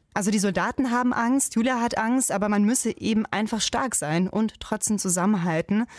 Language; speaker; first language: German; native; German